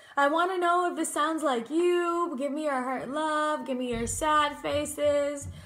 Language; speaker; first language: English; native; English